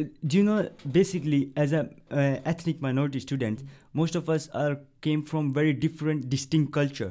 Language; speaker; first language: English; non-native, local second language; Punjabi